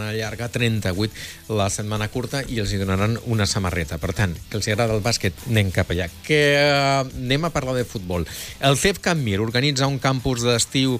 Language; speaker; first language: Catalan; native; Catalan